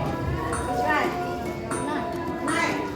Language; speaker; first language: English; non-native, learner; Indonesian